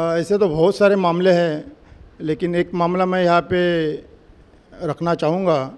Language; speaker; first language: Hindi; non-native, local second language; Marathi